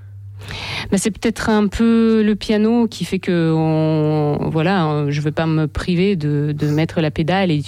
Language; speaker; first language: French; non-native, fluent; Russian